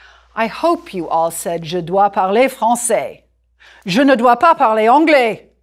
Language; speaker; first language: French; non-native, fluent; English